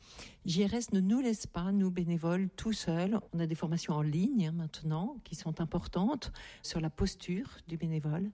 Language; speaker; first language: French; native; French